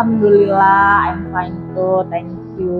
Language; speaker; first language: English; non-native, learner; Indonesian